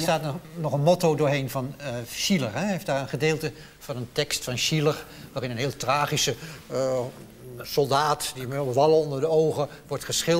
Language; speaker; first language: Dutch; native; Dutch